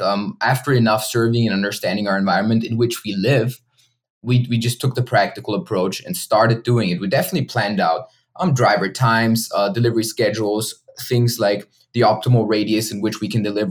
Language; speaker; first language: English; non-native, fluent; German